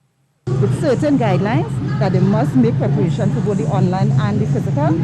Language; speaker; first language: English; native; English